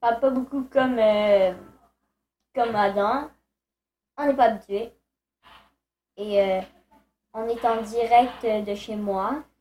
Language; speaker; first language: French; native; French